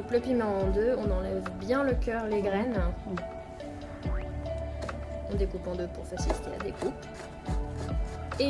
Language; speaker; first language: French; native; French